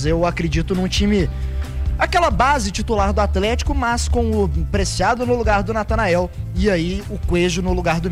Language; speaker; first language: Portuguese; native; Portuguese